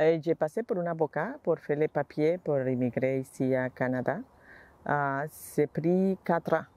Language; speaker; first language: French; non-native, learner; Spanish